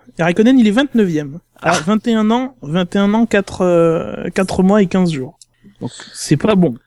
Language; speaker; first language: French; native; French